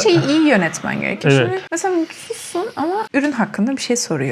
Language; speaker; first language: Turkish; native; Turkish